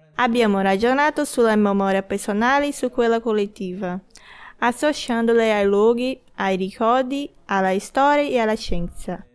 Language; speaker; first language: Italian; non-native, learner; Portuguese